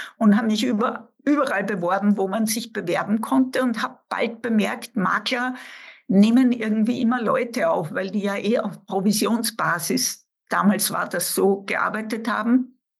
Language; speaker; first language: German; native; German